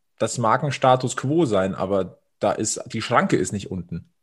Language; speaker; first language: German; native; German